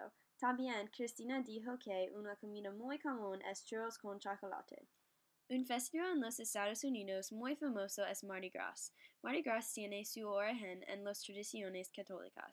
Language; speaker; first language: Spanish; non-native, learner; English